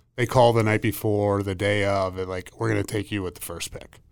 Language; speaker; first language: English; native; English